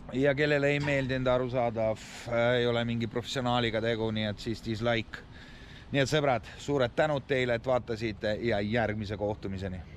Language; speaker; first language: Estonian; native; Estonian